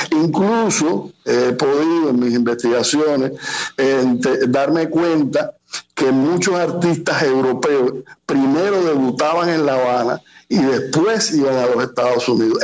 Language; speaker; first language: Spanish; native; Spanish